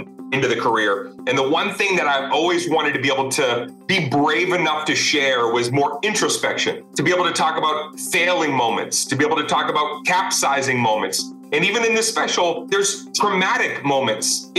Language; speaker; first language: English; native; English